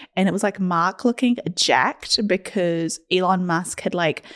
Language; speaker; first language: English; early bilingual, other home language; Hindi